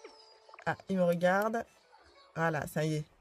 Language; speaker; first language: French; native; French